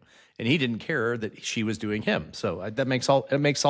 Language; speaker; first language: English; native; English